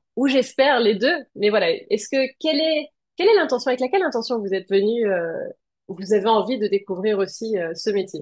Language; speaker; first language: French; native; French